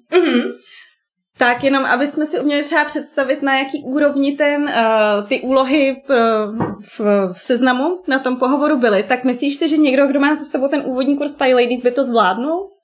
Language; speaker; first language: Czech; native; Czech